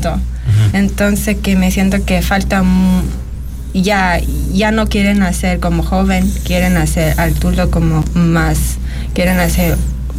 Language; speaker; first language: Spanish; non-native, learner; Chinese